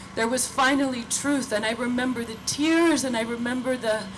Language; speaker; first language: English; native; English